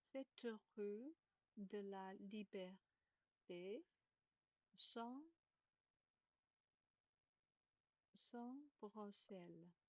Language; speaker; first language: French; non-native, learner; Chinese